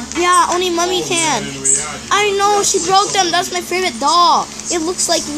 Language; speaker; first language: English; native; English